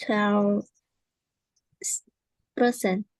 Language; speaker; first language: English; non-native, learner; Vietnamese